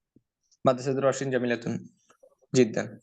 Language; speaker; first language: Arabic; non-native, learner; Bangla